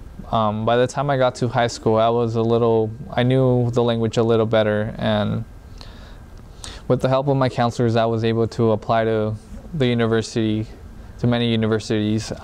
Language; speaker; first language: English; early bilingual, other home language; Spanish